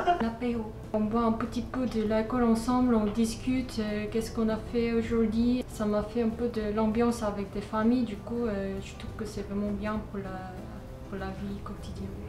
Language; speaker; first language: French; non-native, learner; Korean